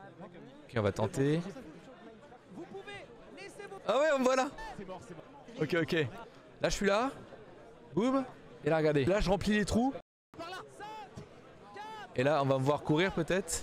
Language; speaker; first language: French; native; French